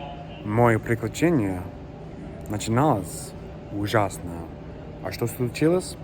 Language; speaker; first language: Russian; non-native, learner; English